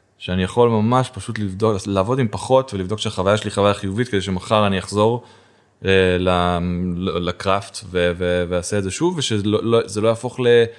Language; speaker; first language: Hebrew; native; Hebrew